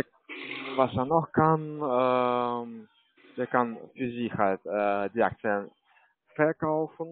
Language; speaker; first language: German; non-native, learner; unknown